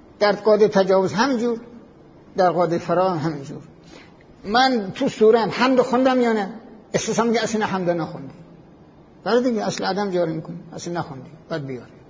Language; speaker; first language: Persian; native; Persian